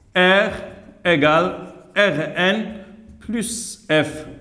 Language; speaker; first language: French; non-native, local second language; Arabic